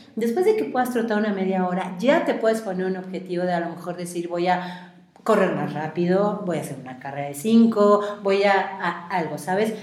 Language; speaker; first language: Spanish; native; Spanish